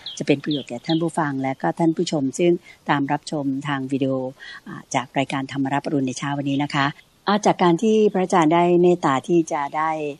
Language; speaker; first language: Thai; native; Thai